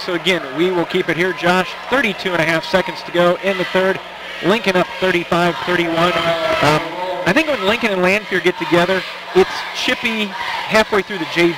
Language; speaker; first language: English; native; English